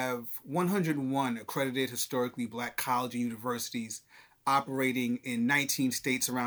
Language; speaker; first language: English; native; English